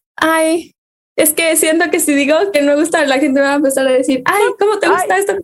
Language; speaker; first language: Spanish; native; Spanish